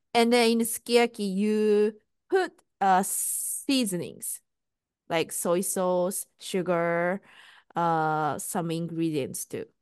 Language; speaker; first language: English; non-native, fluent; Japanese